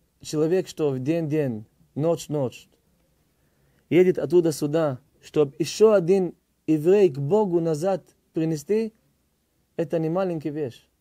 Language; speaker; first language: Russian; early bilingual, heritage; Hebrew